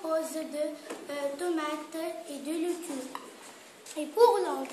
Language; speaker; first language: French; non-native, learner; Arabic